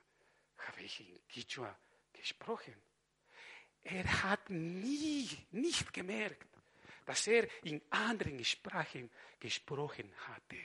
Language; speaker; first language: German; non-native, fluent; Spanish